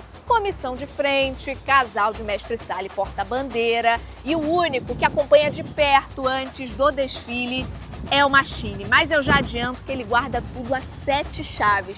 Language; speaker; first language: Portuguese; native; Portuguese